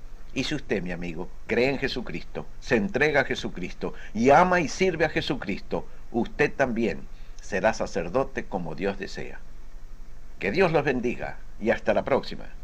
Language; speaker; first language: Spanish; native; Spanish